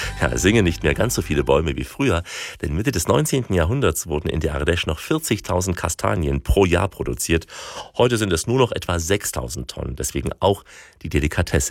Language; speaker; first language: German; native; German